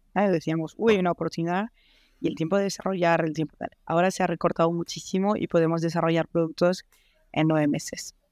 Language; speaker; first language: Spanish; non-native, fluent; French